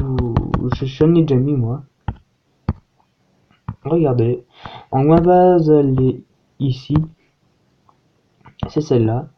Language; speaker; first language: French; native; French